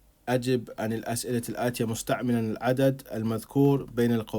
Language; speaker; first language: Arabic; non-native, fluent; English